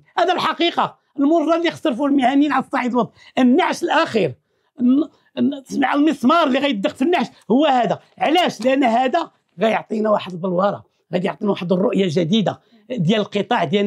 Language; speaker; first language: Arabic; native; Arabic